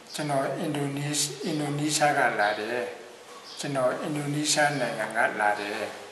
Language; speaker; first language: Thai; non-native, fluent; Burmese